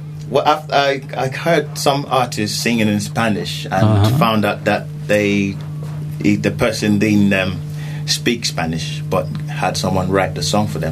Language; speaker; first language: English; non-native, local second language; Yoruba